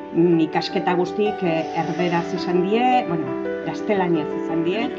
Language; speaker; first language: Basque; native; Basque